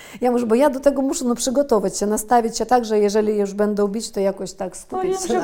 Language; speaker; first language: Polish; early bilingual, heritage; Polish